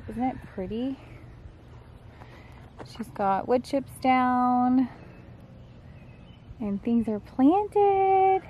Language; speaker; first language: English; native; English